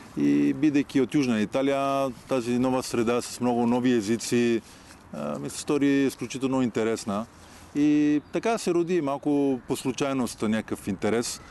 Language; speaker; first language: Bulgarian; non-native, fluent; Italian